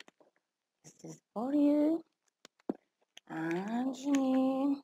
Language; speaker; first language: English; non-native, fluent; Arabic